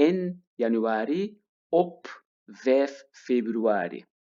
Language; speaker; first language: Dutch; non-native, fluent; Turkish